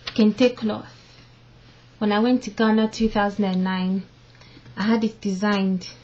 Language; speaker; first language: English; non-native, local second language; Akan